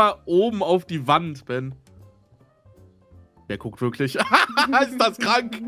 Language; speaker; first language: German; native; German